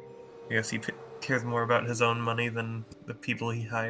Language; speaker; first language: English; native; English